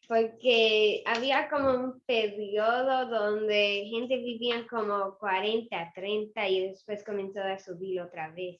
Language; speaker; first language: Spanish; early bilingual, other home language; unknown